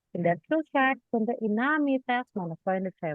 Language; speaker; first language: German; non-native, fluent; Indonesian